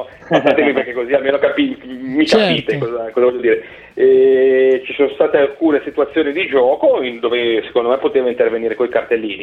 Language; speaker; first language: Italian; native; Italian